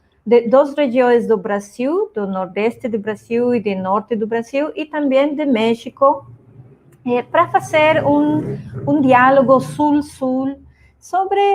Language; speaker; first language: Portuguese; non-native, fluent; Spanish